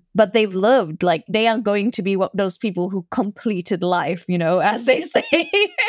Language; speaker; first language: English; native; English